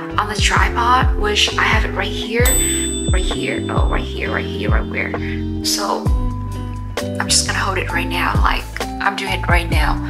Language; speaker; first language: English; non-native, fluent; Vietnamese